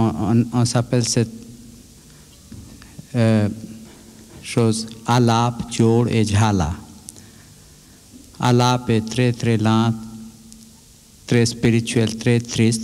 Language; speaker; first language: French; non-native, fluent; Bangla